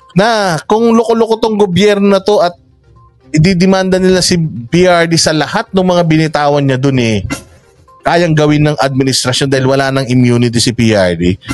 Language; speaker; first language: Filipino; non-native, local second language; Iloko